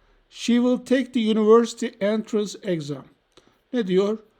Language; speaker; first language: English; non-native, fluent; Turkish